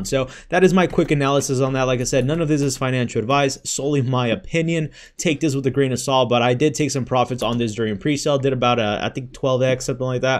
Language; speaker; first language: English; native; English